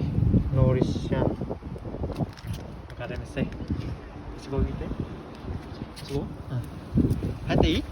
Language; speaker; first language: Japanese; non-native, learner; Hmong